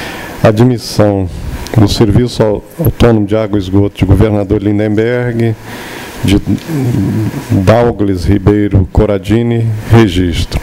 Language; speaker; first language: Portuguese; native; Portuguese